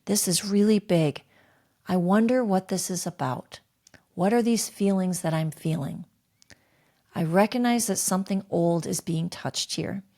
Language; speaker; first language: English; native; English